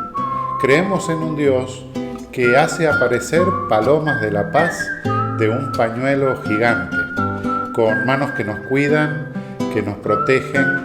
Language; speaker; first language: Spanish; native; Spanish